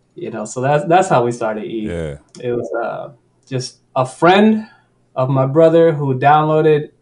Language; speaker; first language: English; early bilingual, other home language; Spanish